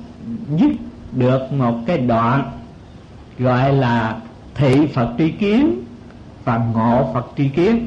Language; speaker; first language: Vietnamese; native; Vietnamese